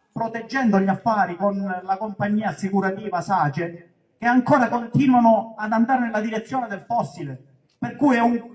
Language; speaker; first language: Italian; native; Italian